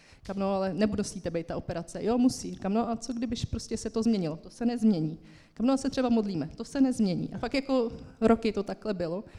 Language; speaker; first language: Czech; native; Czech